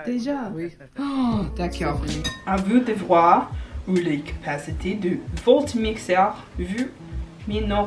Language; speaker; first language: French; non-native, learner; English